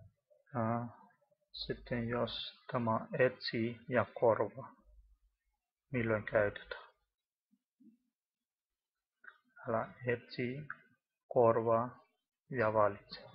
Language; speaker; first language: Finnish; non-native, learner; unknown